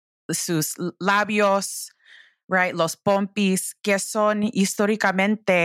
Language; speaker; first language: Spanish; early bilingual, heritage; English